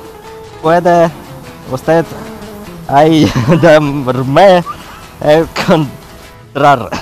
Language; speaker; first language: Spanish; non-native, learner; Russian